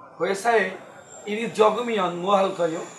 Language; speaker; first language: Korean; non-native, fluent; Bangla